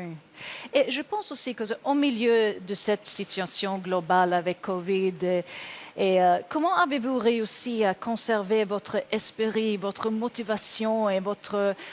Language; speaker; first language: French; non-native, learner; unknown